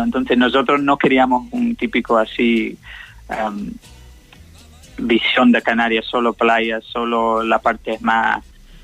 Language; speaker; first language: Spanish; non-native, learner; English